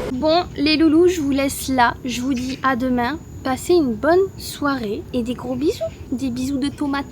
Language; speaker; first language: French; native; French